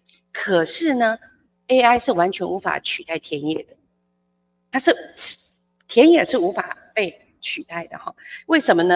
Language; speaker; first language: Chinese; native; Chinese